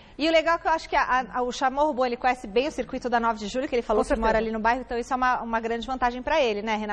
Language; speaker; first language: Portuguese; native; Portuguese